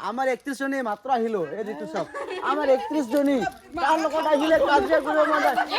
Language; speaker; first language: Assamese; non-native, local second language; Garo